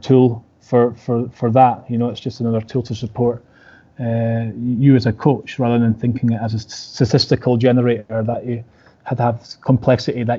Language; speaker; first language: English; native; English